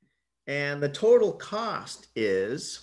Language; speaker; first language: English; native; English